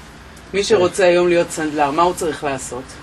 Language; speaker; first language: Hebrew; native; Hebrew